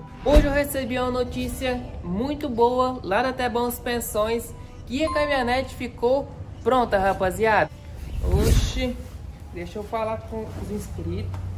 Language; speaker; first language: Portuguese; native; Portuguese